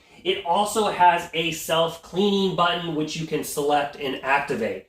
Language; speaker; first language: English; native; English